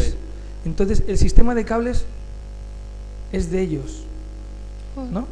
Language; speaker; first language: Spanish; native; Spanish